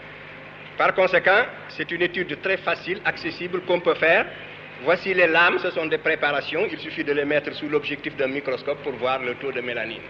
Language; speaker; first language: French; non-native, local second language; Wolof